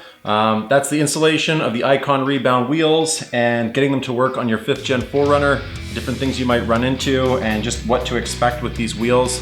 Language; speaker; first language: English; native; English